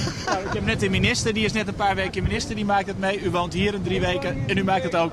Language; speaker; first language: Dutch; native; Dutch